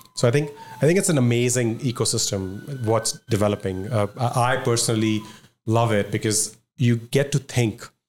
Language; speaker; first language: English; non-native, local second language; Punjabi